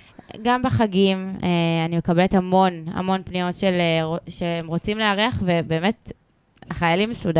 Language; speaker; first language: Hebrew; native; Hebrew